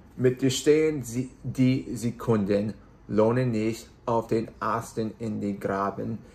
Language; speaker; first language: German; non-native, learner; English